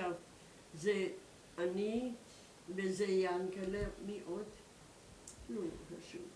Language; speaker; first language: Hebrew; non-native, learner; German